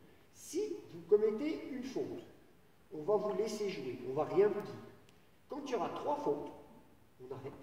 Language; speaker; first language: French; native; French